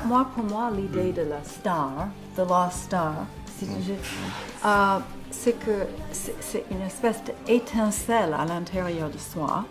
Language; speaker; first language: French; non-native, fluent; English